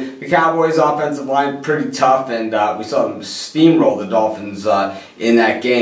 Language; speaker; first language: English; native; English